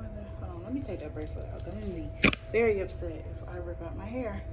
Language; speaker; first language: English; native; English